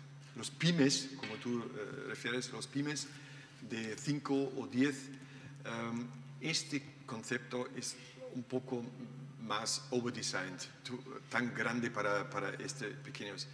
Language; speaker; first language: Spanish; non-native, learner; German